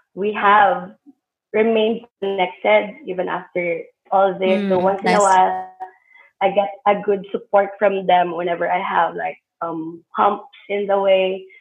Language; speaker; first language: English; non-native, local second language; Hiligaynon